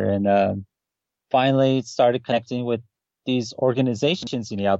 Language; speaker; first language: English; native; English